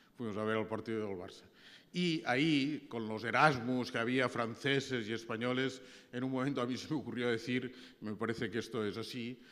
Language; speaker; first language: Spanish; native; Spanish